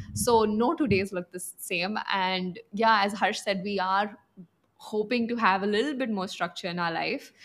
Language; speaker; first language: English; non-native, local second language; Punjabi